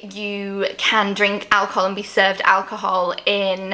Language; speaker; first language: English; native; English